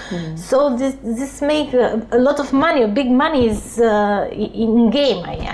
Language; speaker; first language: English; non-native, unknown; Albanian